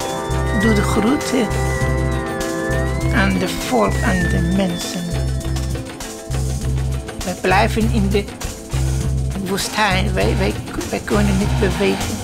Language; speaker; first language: Dutch; non-native, learner; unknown